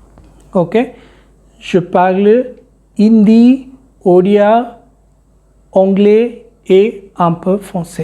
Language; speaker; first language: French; non-native, fluent; Hindi